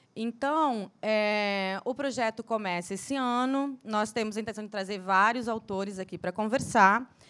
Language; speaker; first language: Portuguese; native; Portuguese